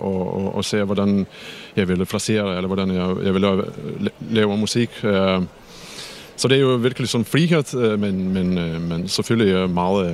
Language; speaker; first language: Danish; non-native, fluent; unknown